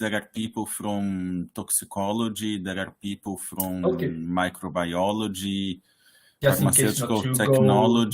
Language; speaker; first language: English; non-native, fluent; Portuguese